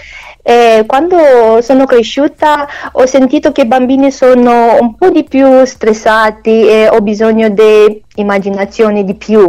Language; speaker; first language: Italian; non-native, learner; Romanian